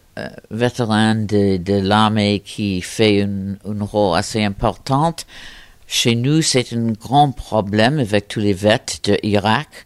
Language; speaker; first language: French; non-native, fluent; English